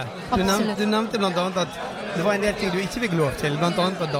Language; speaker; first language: Norwegian; native; Norwegian